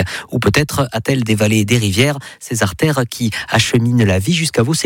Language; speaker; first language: French; native; French